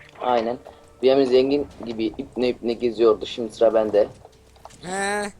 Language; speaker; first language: Turkish; native; Turkish